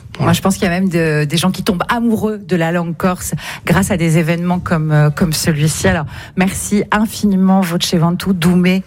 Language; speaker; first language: French; native; French